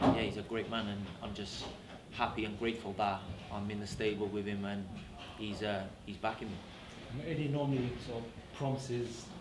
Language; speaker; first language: English; native; English